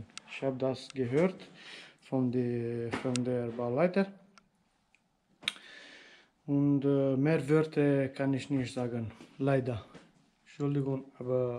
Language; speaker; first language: German; non-native, learner; Romanian